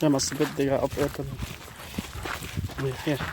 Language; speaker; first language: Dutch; non-native, learner; Filipino